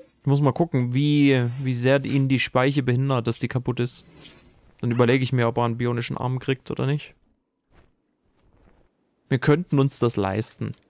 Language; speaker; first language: German; native; German